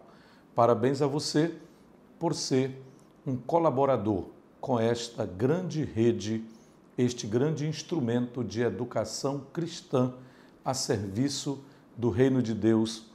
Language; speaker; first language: Portuguese; native; Portuguese